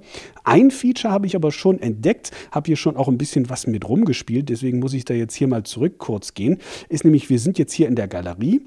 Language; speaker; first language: German; native; German